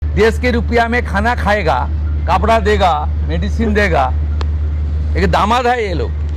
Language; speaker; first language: Hindi; non-native, local second language; Bangla